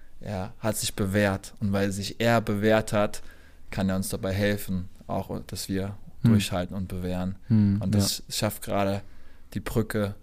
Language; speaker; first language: German; native; German